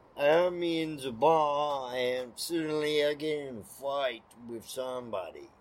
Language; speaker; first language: English; non-native, learner; French